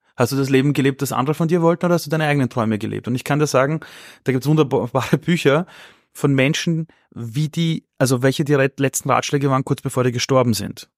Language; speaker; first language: German; early bilingual, other home language; Persian